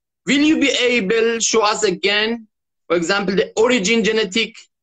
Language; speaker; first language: English; non-native, learner; Persian